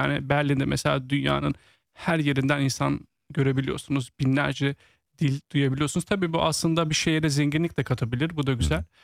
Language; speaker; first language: Turkish; early bilingual, heritage; Turkish